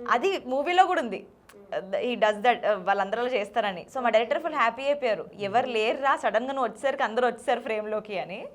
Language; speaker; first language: Telugu; native; Telugu